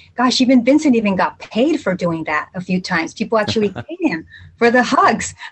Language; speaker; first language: English; early bilingual, other home language; Spanish